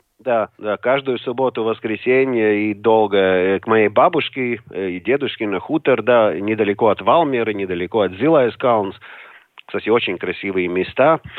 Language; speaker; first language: Russian; non-native, local second language; Latvian